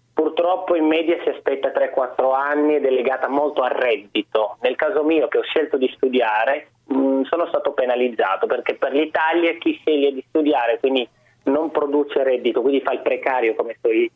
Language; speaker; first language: Italian; early bilingual, other home language; Arabic